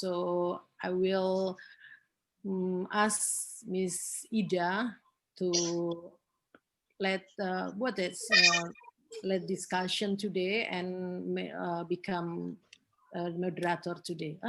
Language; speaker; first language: English; non-native, learner; Indonesian